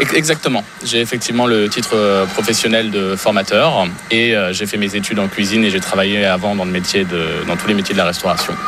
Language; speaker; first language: French; native; French